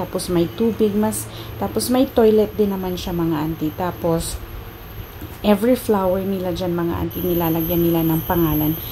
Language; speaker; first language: Filipino; non-native, local second language; Cebuano